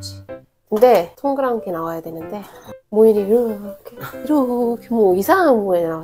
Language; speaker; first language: Korean; non-native, fluent; Arabic